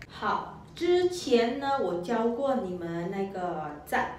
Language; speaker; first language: Chinese; non-native, local second language; Malay